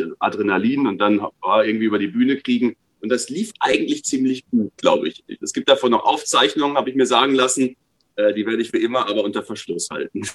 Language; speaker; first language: German; native; German